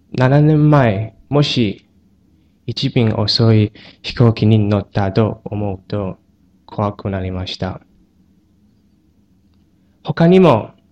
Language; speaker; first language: Japanese; non-native, learner; Chinese